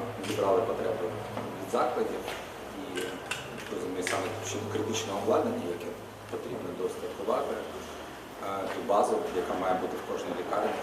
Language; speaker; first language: Ukrainian; native; Ukrainian